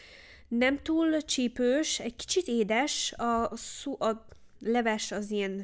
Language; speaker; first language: Hungarian; early bilingual, heritage; Hungarian